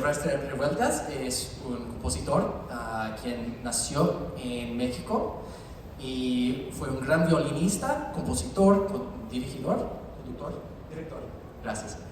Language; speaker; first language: Spanish; non-native, learner; English